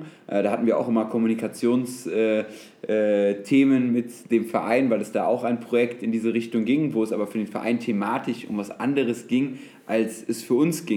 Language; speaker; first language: German; native; German